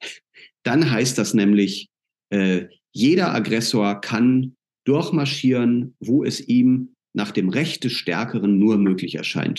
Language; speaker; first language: German; native; German